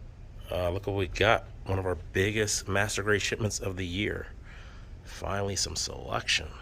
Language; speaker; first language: English; native; English